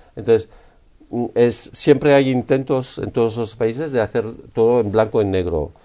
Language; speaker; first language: Spanish; non-native, fluent; French